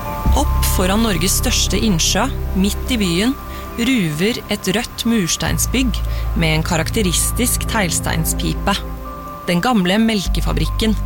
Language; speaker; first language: Norwegian; native; Norwegian